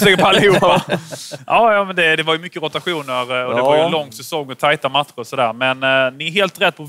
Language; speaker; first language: Swedish; native; Swedish